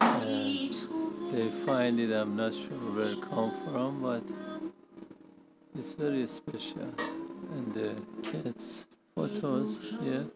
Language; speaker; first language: English; non-native, learner; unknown